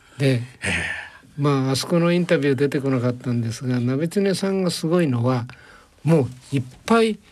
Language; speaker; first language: Japanese; native; Japanese